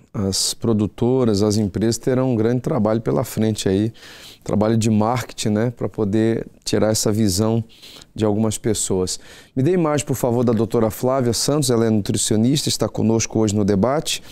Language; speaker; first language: Portuguese; native; Portuguese